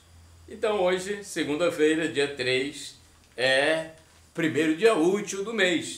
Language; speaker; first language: Portuguese; native; Portuguese